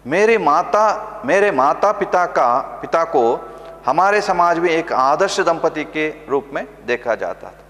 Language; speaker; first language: Hindi; non-native, local second language; Kannada